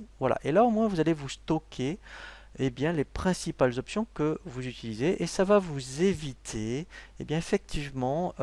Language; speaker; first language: French; native; French